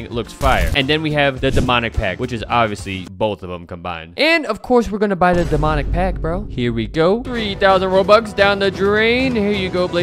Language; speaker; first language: English; native; English